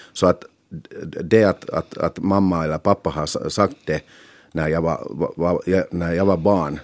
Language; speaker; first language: Swedish; non-native, local second language; Finnish